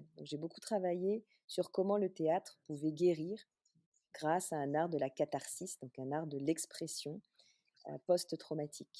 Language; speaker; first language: French; native; French